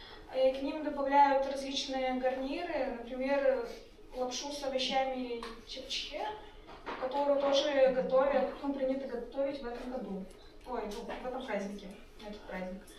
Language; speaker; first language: Russian; native; Russian